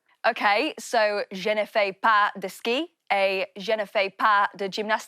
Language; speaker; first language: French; non-native, learner; English